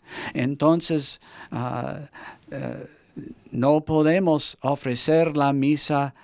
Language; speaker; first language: Spanish; non-native, fluent; English